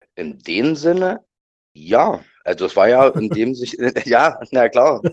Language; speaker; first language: German; native; German